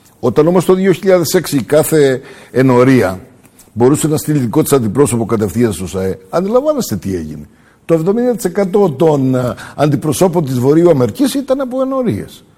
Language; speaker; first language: Greek; early bilingual, heritage; Greek